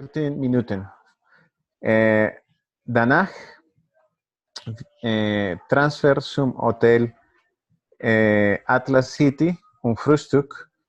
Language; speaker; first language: German; non-native, learner; Spanish